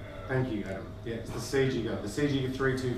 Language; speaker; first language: English; native; English